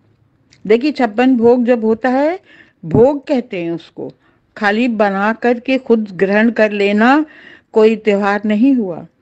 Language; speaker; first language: Hindi; native; Hindi